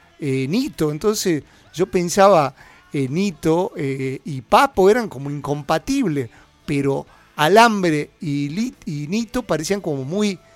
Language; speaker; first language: Spanish; native; Spanish